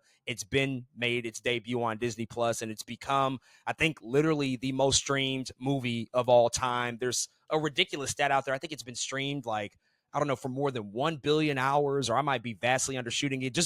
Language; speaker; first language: English; native; English